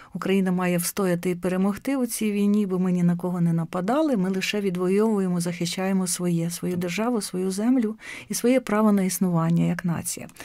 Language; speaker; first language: Ukrainian; native; Ukrainian